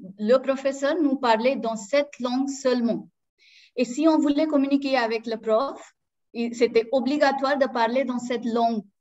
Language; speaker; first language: French; non-native, local second language; Marathi